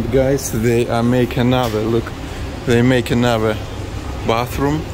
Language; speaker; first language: English; non-native, learner; Russian